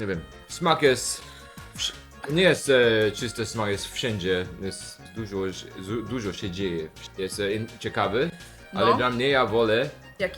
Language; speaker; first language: Polish; non-native, learner; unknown